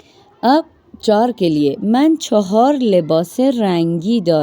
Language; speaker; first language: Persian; non-native, fluent; Urdu